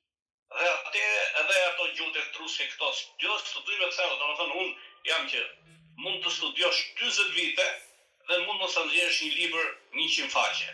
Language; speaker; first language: Albanian; native; Albanian